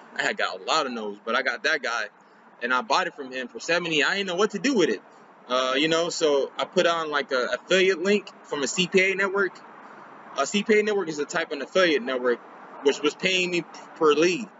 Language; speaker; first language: English; native; English